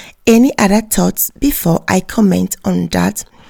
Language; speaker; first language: English; native; English